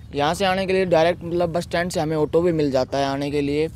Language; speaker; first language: Hindi; native; Hindi